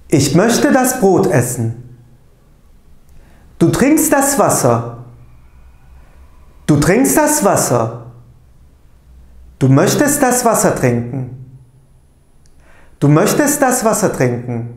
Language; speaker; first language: German; non-native, fluent; Turkish